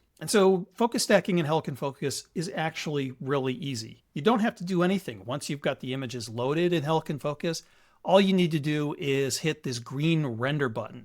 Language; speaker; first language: English; native; English